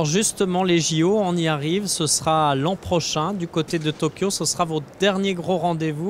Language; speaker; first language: French; native; French